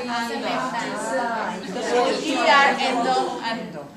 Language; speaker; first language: Portuguese; non-native, learner; English